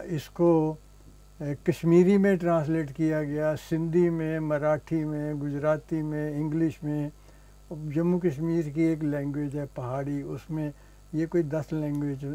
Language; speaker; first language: Hindi; native; Hindi